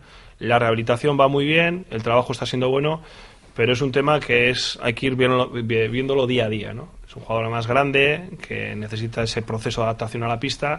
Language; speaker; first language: Spanish; native; Spanish